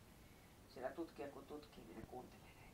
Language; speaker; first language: Finnish; native; Finnish